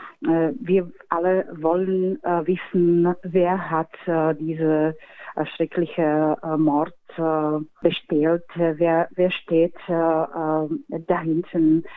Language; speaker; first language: German; non-native, fluent; Slovak